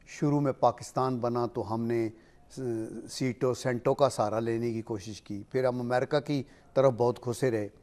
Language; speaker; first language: Urdu; native; Urdu